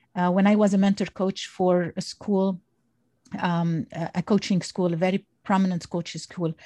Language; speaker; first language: English; non-native, fluent; Arabic